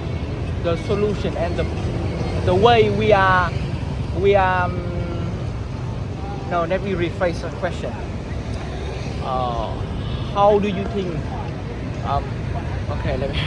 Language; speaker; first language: English; non-native, learner; Vietnamese